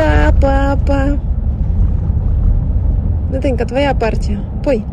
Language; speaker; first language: Russian; native; Russian